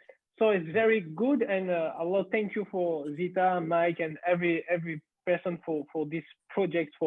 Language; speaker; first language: English; non-native, learner; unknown